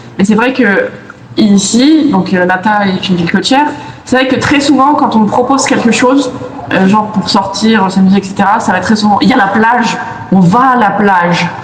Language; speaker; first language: French; native; French